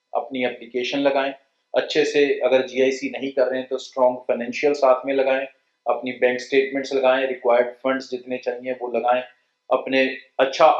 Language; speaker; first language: Hindi; non-native, local second language; Punjabi